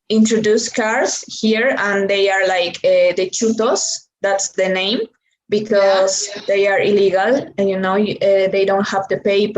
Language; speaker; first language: English; non-native, learner; Spanish